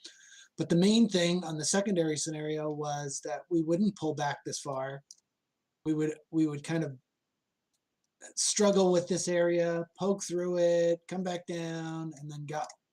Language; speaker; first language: English; native; English